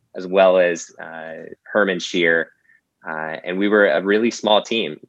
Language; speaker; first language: English; native; English